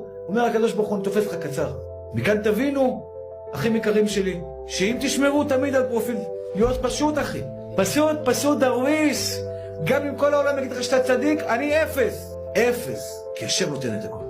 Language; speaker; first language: Hebrew; native; Hebrew